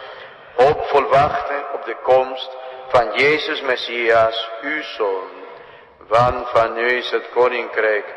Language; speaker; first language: Dutch; non-native, fluent; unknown